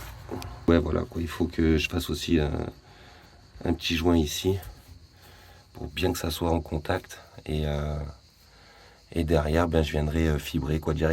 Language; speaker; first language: French; native; French